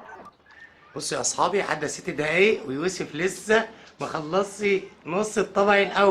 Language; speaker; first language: Arabic; native; Arabic